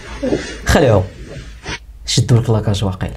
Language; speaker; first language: Arabic; native; Arabic